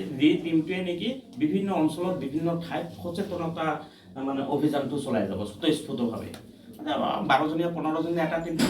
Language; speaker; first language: Assamese; native; Assamese